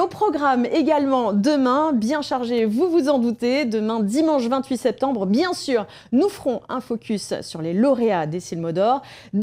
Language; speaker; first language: French; native; French